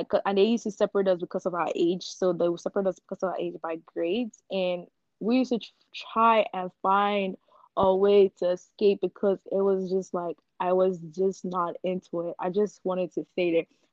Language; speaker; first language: English; non-native, local second language; Yoruba